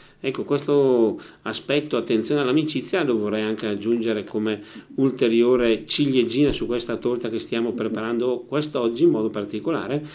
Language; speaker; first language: Italian; native; Italian